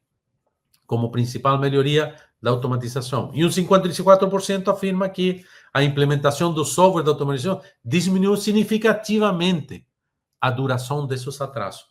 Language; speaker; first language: Portuguese; non-native, fluent; Spanish